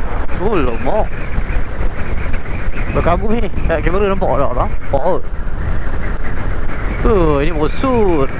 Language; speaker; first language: Malay; native; Malay